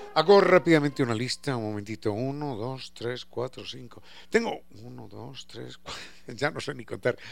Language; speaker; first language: Spanish; native; Spanish